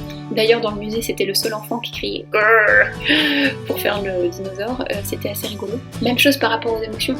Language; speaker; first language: French; native; French